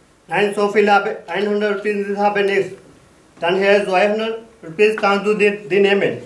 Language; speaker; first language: German; non-native, learner; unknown